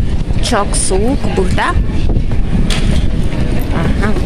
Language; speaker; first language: Turkish; non-native, learner; Portuguese